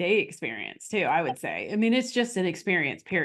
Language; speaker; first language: English; native; English